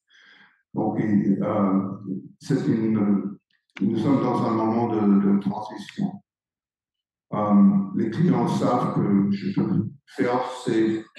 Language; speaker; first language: French; non-native, fluent; English